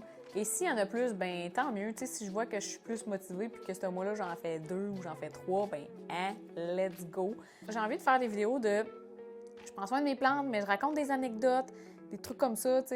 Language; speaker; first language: French; native; French